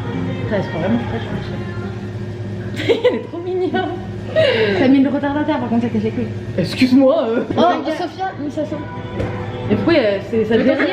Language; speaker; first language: French; native; French